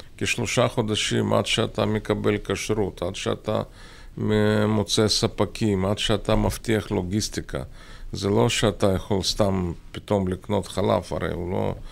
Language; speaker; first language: Hebrew; non-native, fluent; Russian